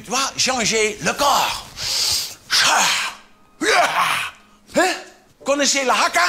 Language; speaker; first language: French; non-native, learner; Dutch